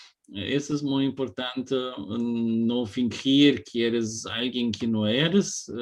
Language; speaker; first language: Spanish; non-native, fluent; German